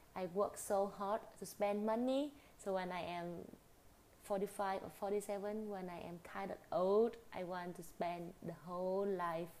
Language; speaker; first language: English; non-native, fluent; Vietnamese